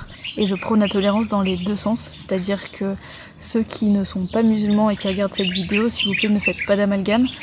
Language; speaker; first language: French; native; French